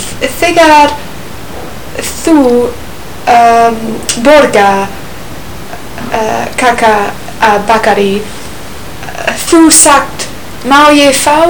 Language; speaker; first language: Icelandic; non-native, learner; English